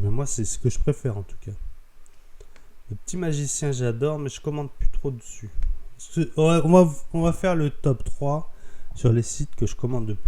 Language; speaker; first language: French; native; French